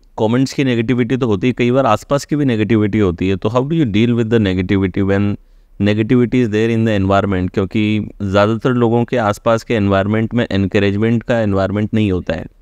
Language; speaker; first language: Hindi; native; Hindi